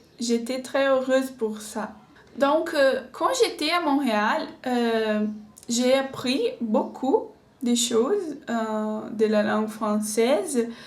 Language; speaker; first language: French; non-native, learner; Portuguese